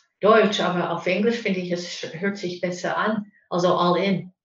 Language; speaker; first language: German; non-native, fluent; English